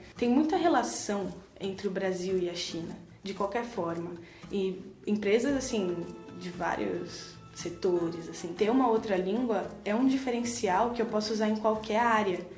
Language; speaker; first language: Portuguese; native; Portuguese